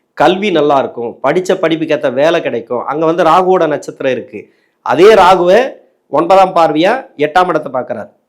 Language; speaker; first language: Tamil; native; Tamil